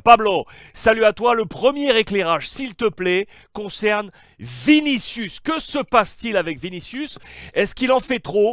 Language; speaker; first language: French; native; French